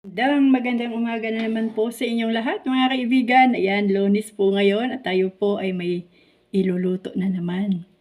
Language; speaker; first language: Filipino; native; Filipino